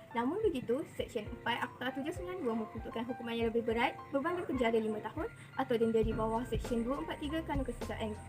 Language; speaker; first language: Malay; native; Malay